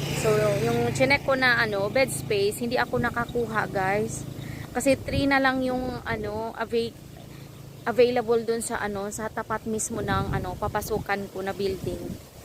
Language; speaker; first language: Filipino; non-native, local second language; Cebuano